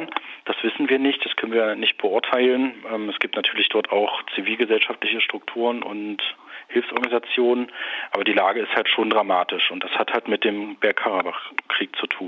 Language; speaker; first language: German; native; German